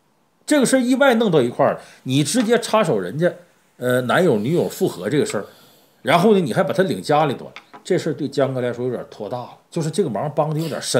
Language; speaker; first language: Chinese; native; Chinese